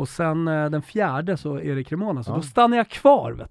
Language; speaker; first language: Swedish; native; Swedish